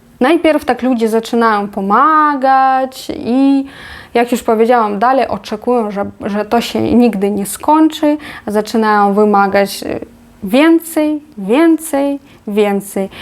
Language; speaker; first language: Polish; non-native, fluent; Ukrainian